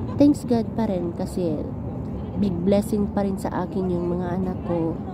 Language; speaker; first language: Filipino; non-native, local second language; Cebuano